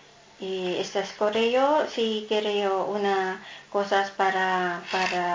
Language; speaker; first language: Spanish; non-native, learner; Filipino